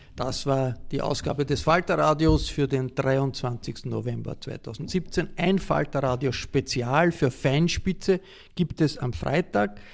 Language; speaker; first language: German; native; German